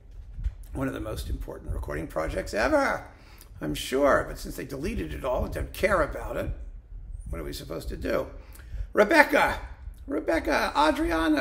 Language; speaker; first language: English; native; English